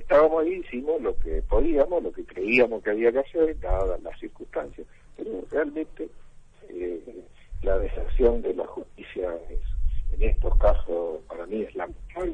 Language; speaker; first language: Spanish; native; Spanish